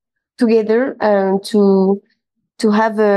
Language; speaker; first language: English; non-native, local second language; French